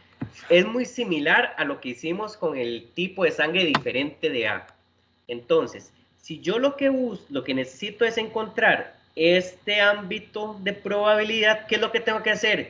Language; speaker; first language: Spanish; native; Spanish